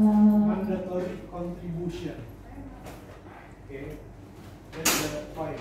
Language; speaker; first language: English; non-native, fluent; Indonesian